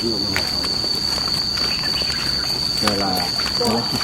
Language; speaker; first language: French; non-native, fluent; Lao